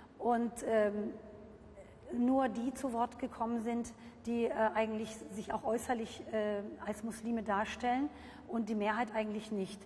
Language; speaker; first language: German; early bilingual, other home language; Turkish